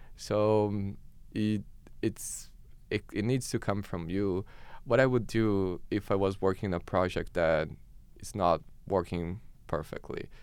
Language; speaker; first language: English; non-native, fluent; Portuguese